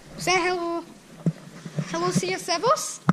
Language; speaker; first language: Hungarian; early bilingual, heritage; Hungarian